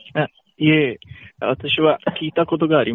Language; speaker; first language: Japanese; non-native, learner; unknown